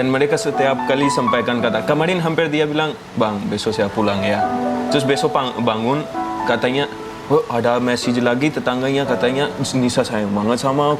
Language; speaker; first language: Indonesian; non-native, fluent; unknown